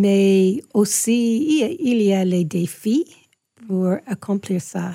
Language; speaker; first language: French; non-native, fluent; English